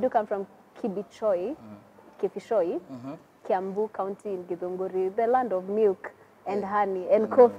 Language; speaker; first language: English; non-native, local second language; Kikuyu